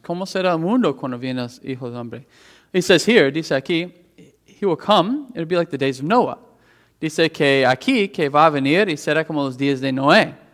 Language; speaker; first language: Spanish; non-native, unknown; English